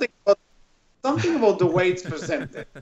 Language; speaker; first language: English; native; English